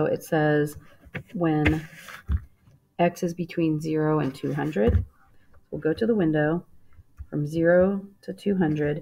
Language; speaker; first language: English; native; English